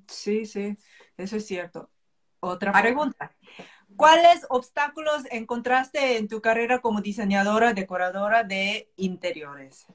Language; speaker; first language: Spanish; non-native, fluent; Korean